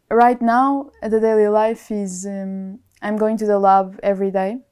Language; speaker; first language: English; non-native, fluent; Portuguese